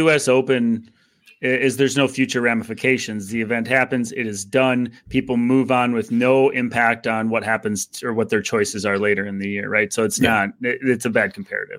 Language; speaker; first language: English; native; English